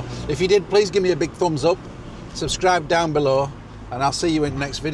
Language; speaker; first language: English; native; English